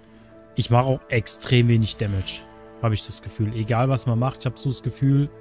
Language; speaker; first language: German; native; German